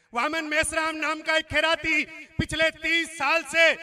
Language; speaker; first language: Hindi; non-native, local second language; Marwari